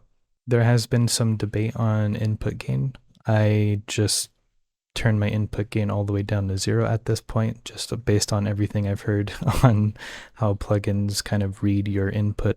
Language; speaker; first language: English; native; English